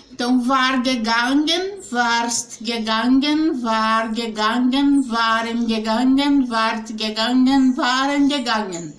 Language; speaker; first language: German; non-native, fluent; Portuguese